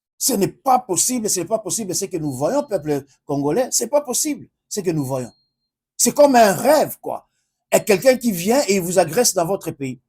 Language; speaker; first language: French; non-native, local second language; Lingala